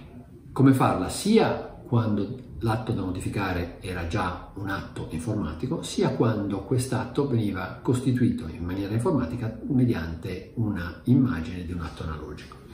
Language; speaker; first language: Italian; native; Italian